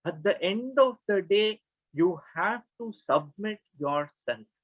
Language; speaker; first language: English; non-native, local second language; Kannada